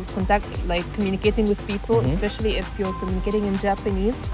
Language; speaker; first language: English; non-native, fluent; Arabic